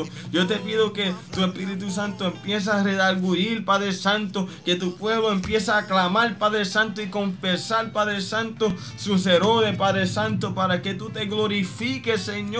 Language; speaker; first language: Spanish; native; Spanish